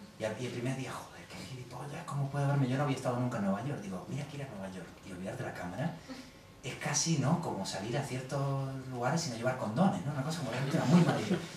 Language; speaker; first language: Spanish; native; Spanish